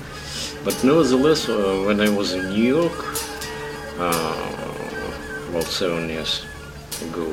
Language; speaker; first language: English; non-native, learner; Russian